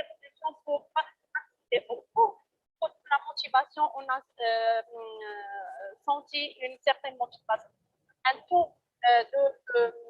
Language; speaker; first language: French; non-native, local second language; Arabic